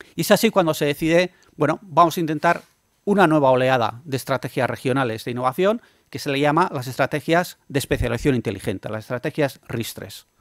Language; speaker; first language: Spanish; native; Spanish